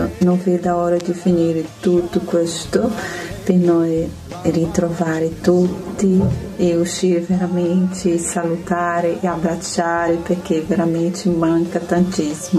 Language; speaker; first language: Italian; non-native, fluent; Portuguese